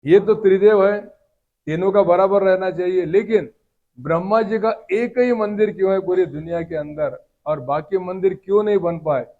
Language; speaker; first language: Hindi; non-native, local second language; Marathi